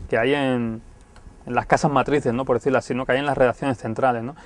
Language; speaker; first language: Spanish; native; Spanish